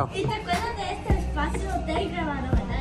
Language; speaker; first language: Spanish; early bilingual, heritage; Spanish